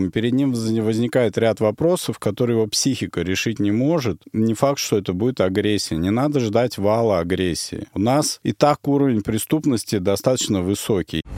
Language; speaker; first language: Russian; native; Russian